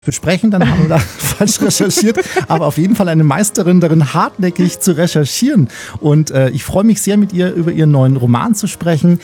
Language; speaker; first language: German; native; German